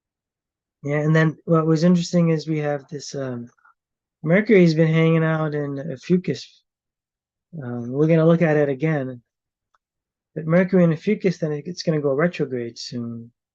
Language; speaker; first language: English; native; English